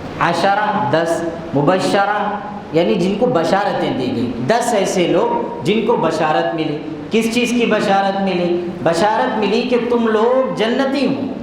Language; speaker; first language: Urdu; native; Urdu